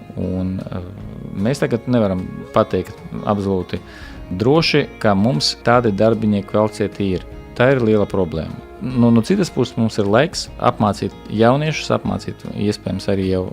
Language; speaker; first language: Latvian; non-native, local second language; Russian